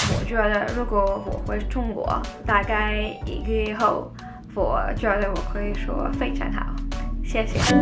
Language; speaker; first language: Chinese; non-native, learner; Swedish